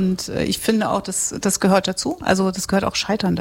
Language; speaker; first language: German; native; German